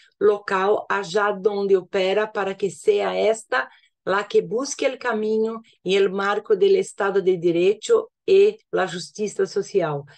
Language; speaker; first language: Spanish; non-native, learner; Portuguese